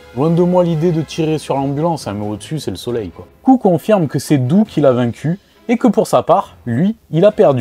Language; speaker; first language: French; native; French